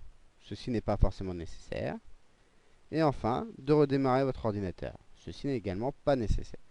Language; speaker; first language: French; native; French